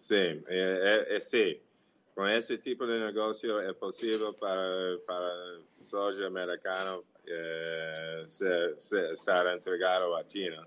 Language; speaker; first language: Portuguese; non-native, learner; English